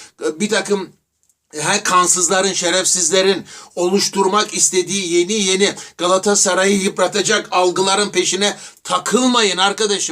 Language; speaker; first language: Turkish; native; Turkish